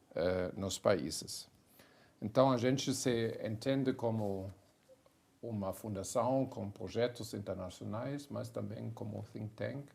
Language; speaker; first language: Portuguese; non-native, fluent; German